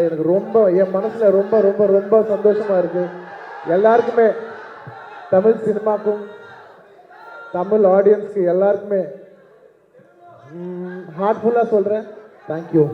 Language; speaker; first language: Tamil; non-native, local second language; Telugu